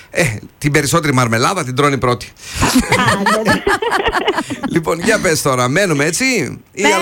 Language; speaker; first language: Greek; native; Greek